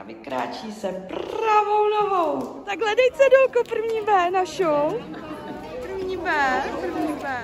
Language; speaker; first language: Czech; native; Czech